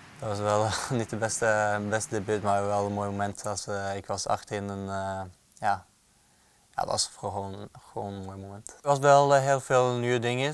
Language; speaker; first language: Dutch; non-native, fluent; Norwegian